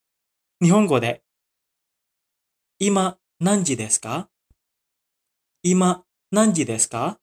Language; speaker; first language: Japanese; non-native, fluent; Indonesian